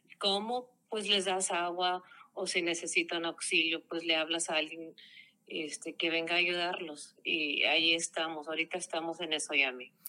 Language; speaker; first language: Spanish; early bilingual, heritage; Spanish